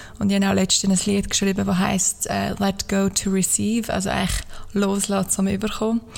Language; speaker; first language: German; native; German